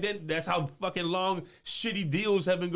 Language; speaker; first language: English; native; English